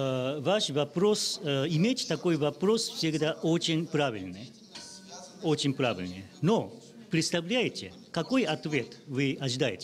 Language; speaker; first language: Russian; non-native, learner; Japanese